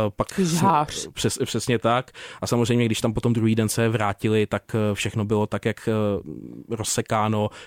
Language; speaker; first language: Czech; native; Czech